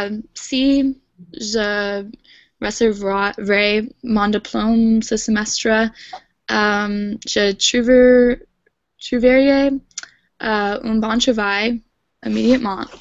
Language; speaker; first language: French; non-native, learner; English